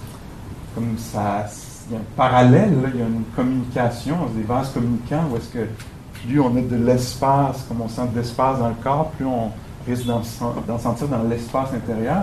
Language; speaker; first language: French; native; French